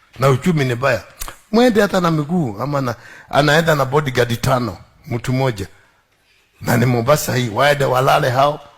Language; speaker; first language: Swahili; non-native, local second language; Kikuyu